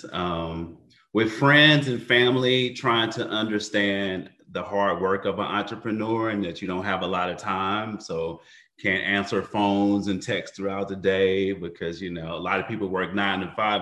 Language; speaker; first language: English; native; English